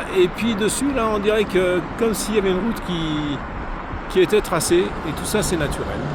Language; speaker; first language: French; native; French